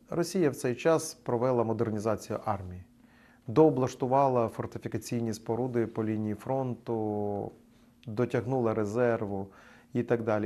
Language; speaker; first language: Ukrainian; native; Ukrainian